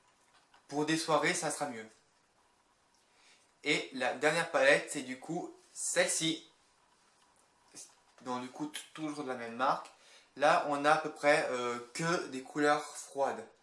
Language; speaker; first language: French; native; French